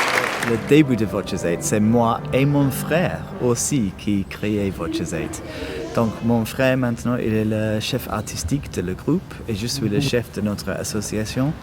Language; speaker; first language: French; non-native, learner; English